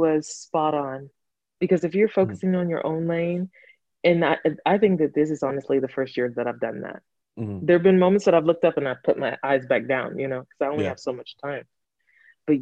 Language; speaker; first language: English; native; English